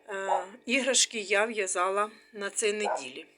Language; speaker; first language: Ukrainian; non-native, local second language; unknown